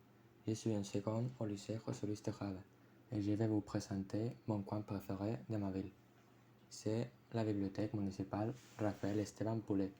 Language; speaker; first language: French; non-native, fluent; Spanish